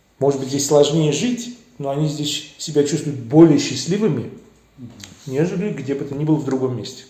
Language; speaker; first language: Russian; early bilingual, other home language; Armenian